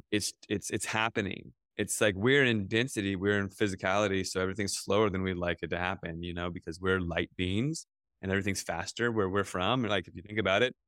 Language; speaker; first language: English; native; English